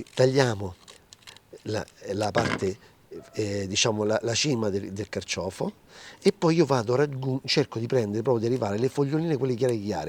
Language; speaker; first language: Italian; native; Italian